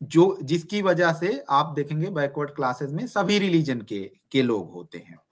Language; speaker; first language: Hindi; native; Hindi